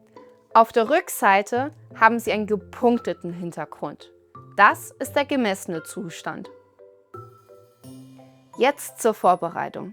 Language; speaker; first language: German; native; German